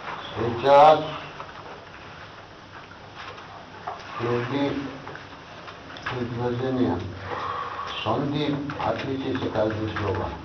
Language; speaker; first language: Russian; non-native, learner; Bangla